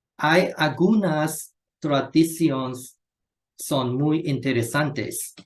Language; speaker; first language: Spanish; non-native, learner; Chinese